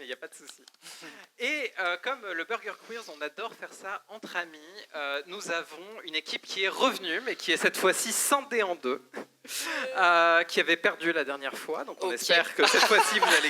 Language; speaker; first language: French; native; French